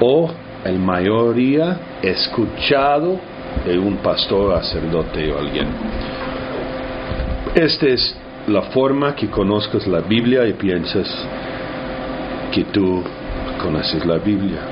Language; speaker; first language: Spanish; early bilingual, heritage; English